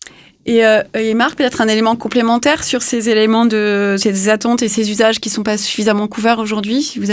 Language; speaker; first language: French; native; French